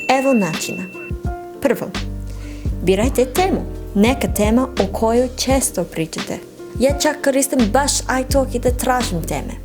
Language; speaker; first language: Serbian; non-native, learner; English